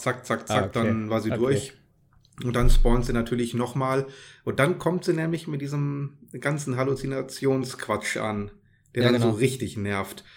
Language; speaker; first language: German; native; German